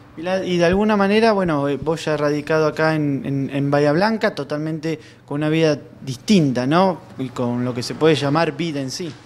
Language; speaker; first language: Spanish; native; Spanish